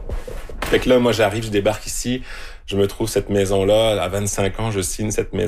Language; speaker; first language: French; native; French